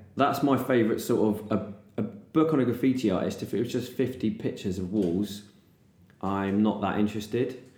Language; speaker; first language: English; native; English